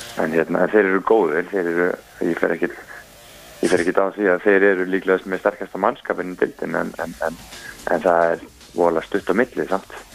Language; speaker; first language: Icelandic; native; Icelandic